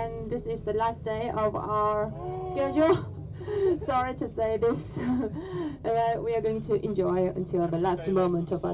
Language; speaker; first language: English; non-native, fluent; Korean